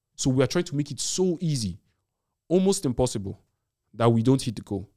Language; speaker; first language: English; non-native, local second language; Yoruba